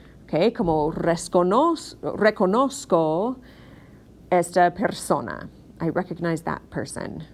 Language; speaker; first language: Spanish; non-native, fluent; English